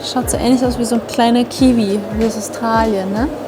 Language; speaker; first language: German; native; German